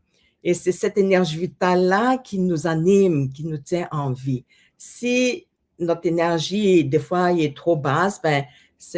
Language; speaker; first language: French; non-native, fluent; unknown